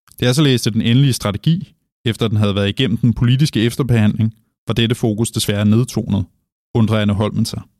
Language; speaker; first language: Danish; native; Danish